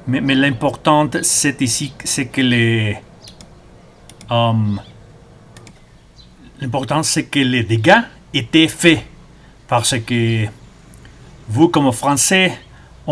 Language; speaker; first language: French; non-native, learner; Spanish